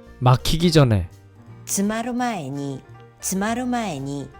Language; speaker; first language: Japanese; non-native, fluent; Korean